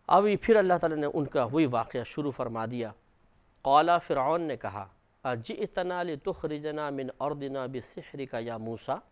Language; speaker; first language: Urdu; native; Urdu